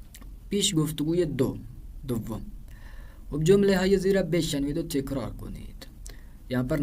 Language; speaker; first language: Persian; non-native, fluent; Urdu